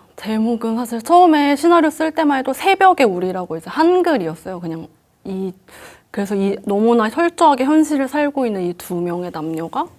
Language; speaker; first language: Korean; native; Korean